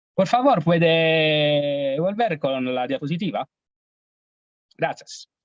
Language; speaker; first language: Spanish; non-native, learner; Italian